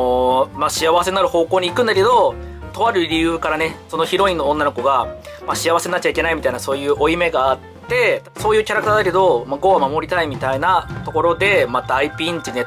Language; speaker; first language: Japanese; native; Japanese